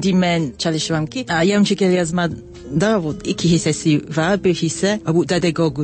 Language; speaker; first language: Azerbaijani; non-native, learner; English